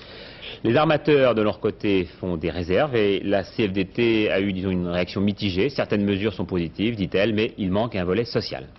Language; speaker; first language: French; native; French